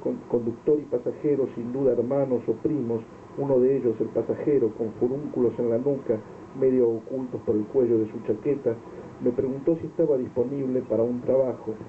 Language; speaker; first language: Spanish; native; Spanish